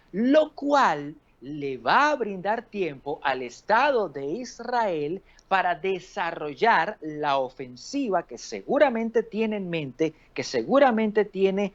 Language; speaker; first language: Spanish; native; Spanish